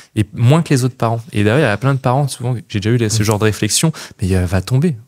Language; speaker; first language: French; native; French